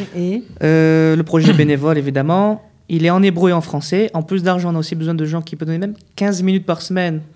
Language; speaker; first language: French; native; French